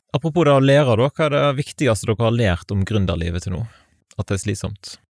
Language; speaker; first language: Norwegian; native; Norwegian